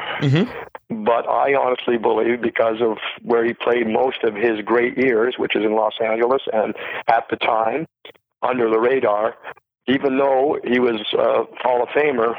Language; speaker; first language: English; native; English